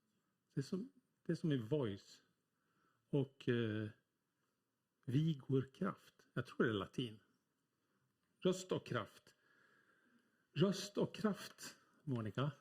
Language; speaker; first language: Swedish; native; Swedish